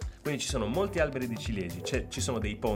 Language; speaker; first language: Italian; native; Italian